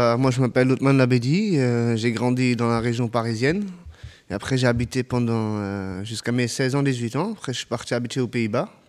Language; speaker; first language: French; native; French